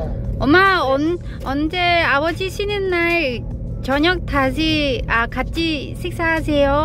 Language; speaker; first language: Korean; non-native, learner; Vietnamese